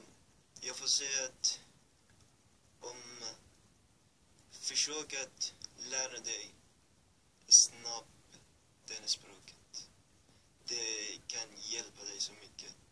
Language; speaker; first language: Swedish; non-native, learner; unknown